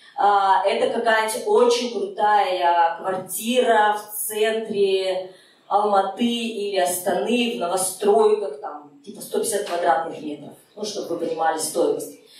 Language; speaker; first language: Russian; native; Russian